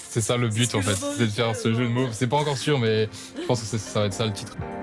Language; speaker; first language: French; native; French